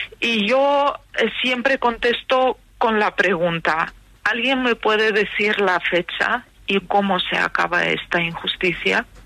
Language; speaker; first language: Spanish; non-native, fluent; Ukrainian